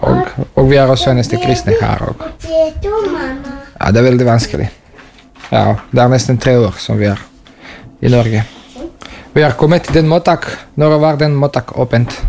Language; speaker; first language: Norwegian; non-native, learner; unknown